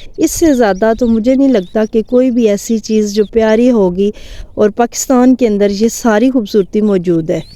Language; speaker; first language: Urdu; non-native, local second language; Punjabi